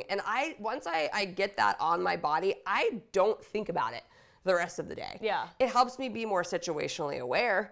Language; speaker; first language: English; native; English